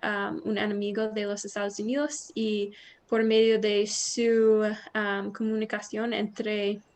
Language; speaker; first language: Spanish; non-native, learner; English